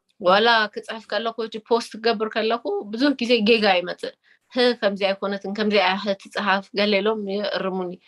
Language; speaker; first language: Tigrinya; early bilingual, heritage; Tigrinya